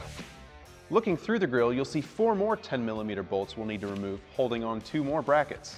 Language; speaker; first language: English; native; English